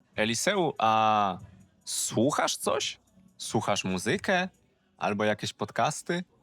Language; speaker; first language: Polish; native; Polish